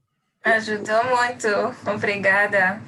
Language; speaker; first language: Portuguese; non-native, fluent; Hebrew